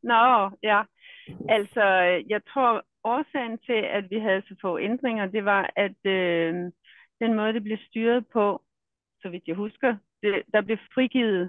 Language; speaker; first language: Danish; native; Danish